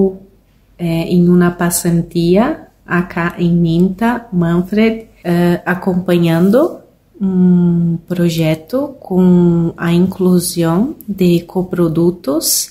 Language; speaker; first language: Spanish; non-native, learner; Portuguese